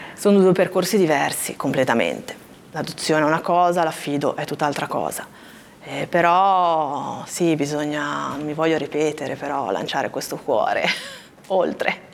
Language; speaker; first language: Italian; native; Italian